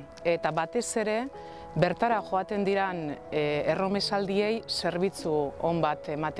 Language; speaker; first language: Basque; native; Basque